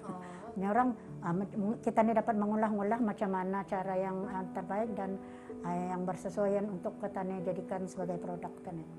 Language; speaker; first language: Malay; native; Malay